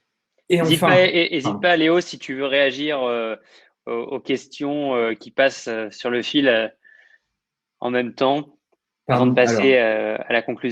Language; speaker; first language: French; native; French